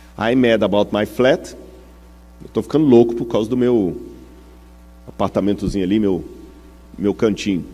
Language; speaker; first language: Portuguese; native; Portuguese